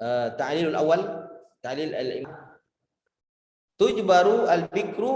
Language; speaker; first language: Arabic; non-native, fluent; Indonesian